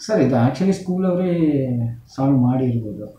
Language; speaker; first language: Kannada; non-native, local second language; Tamil